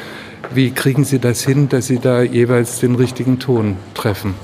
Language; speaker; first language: German; native; German